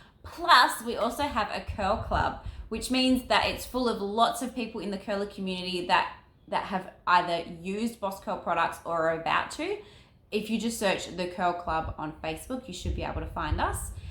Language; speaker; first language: English; native; English